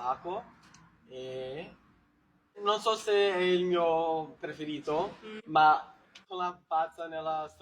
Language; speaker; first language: Italian; non-native, learner; Portuguese